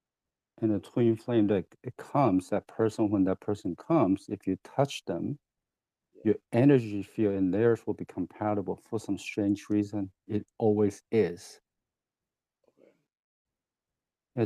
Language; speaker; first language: English; non-native, fluent; Chinese